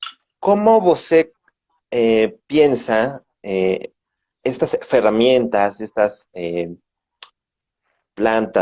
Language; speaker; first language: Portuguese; non-native, learner; Spanish